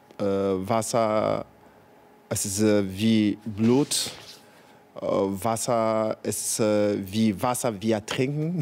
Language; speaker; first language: German; non-native, learner; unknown